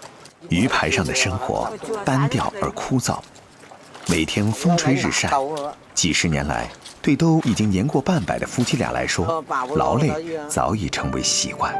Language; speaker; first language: Chinese; native; Chinese